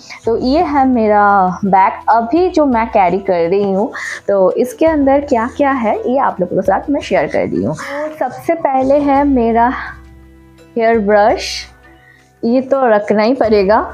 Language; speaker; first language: Hindi; non-native, local second language; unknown